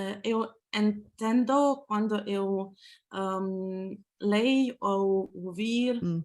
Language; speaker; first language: Portuguese; non-native, learner; Ukrainian